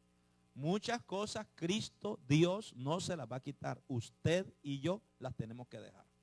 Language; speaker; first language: Spanish; native; Spanish